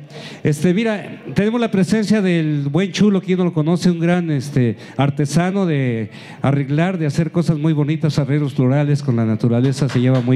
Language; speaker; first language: Spanish; native; Spanish